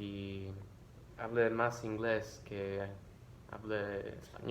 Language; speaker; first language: Spanish; early bilingual, other home language; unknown